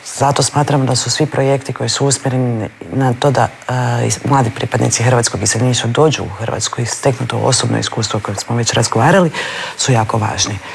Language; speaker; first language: Croatian; native; Croatian